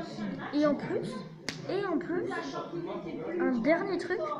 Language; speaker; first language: French; native; French